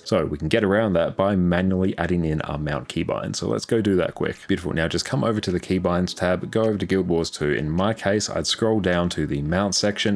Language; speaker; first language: English; native; English